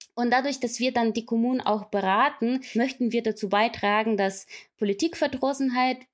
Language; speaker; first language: German; non-native, fluent; Ukrainian